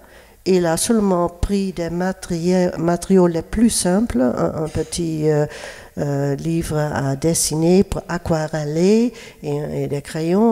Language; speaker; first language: French; non-native, fluent; Dutch